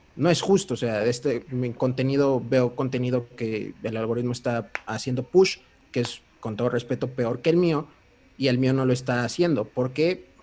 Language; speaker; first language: Spanish; early bilingual, heritage; Spanish